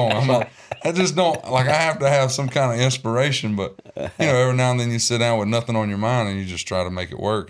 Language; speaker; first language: English; native; English